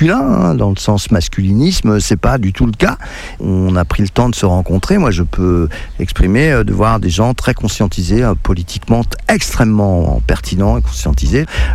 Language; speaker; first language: French; native; French